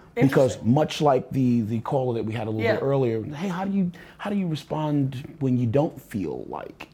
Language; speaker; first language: English; native; English